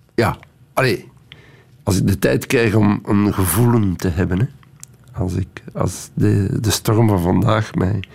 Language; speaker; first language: Dutch; native; Dutch